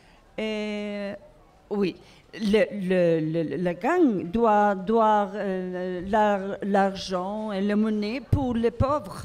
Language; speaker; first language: French; non-native, learner; Swedish